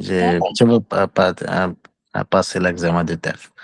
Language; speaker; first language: French; non-native, learner; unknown